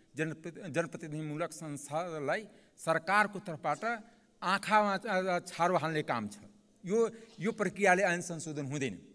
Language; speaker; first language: Nepali; non-native, local second language; Maithili